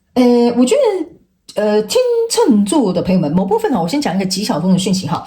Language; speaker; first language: Chinese; native; Chinese